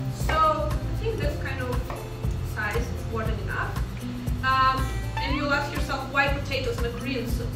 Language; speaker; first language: English; non-native, fluent; Romanian